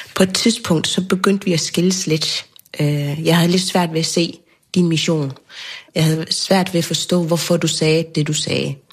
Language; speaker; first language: Danish; early bilingual, other home language; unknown